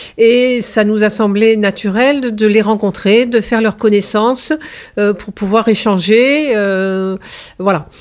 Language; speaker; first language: French; native; French